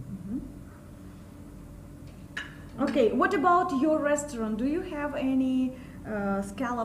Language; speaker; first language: English; non-native, fluent; Russian